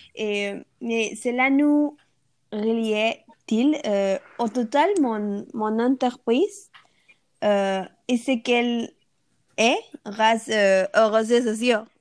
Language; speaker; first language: French; non-native, learner; Spanish